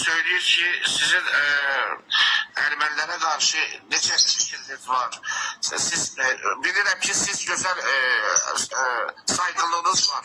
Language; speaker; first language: Turkish; non-native, learner; Azerbaijani